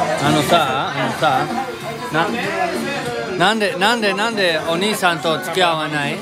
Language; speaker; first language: Spanish; native; Spanish